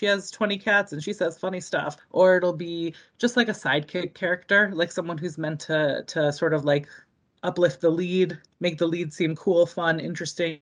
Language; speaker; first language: English; native; English